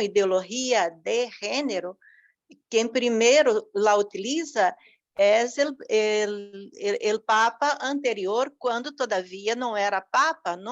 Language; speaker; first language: Spanish; non-native, fluent; Portuguese